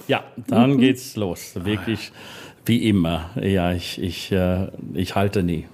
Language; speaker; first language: German; non-native, fluent; English